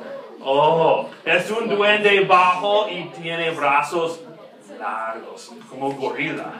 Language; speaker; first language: Spanish; non-native, fluent; English